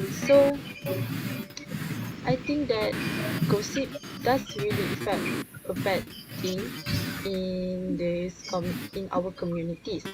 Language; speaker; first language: English; non-native, learner; Malay